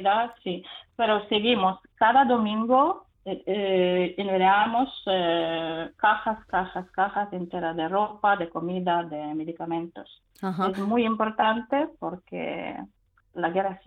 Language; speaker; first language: Spanish; non-native, fluent; Ukrainian